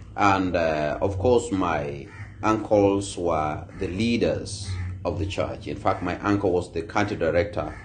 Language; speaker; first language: English; non-native, local second language; Luo (Kenya and Tanzania)